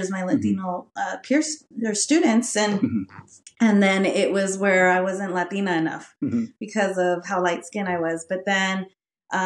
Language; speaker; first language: English; early bilingual, other home language; Spanish